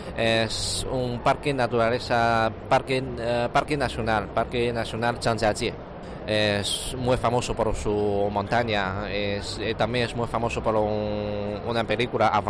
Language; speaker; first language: Spanish; non-native, fluent; Chinese